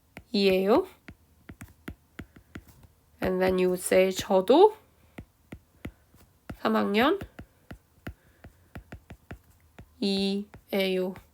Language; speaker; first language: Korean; early bilingual, heritage; Korean